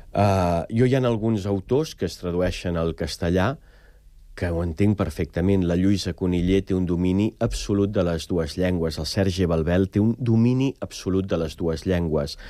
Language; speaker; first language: Catalan; native; Catalan